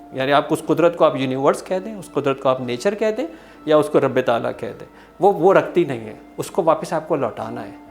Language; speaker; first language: Urdu; native; Urdu